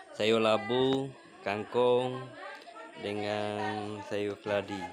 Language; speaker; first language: Indonesian; non-native, fluent; Bangla